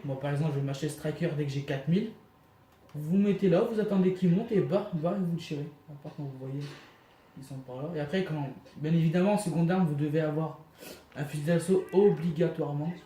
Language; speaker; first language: French; native; French